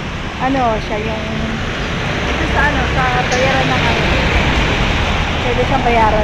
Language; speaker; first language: Filipino; native; Filipino